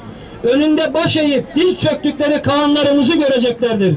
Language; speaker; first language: Turkish; native; Turkish